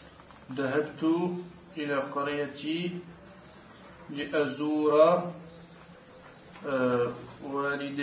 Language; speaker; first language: Arabic; non-native, learner; French